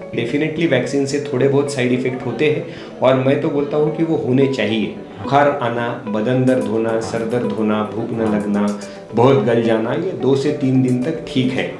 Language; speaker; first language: Hindi; non-native, local second language; Marathi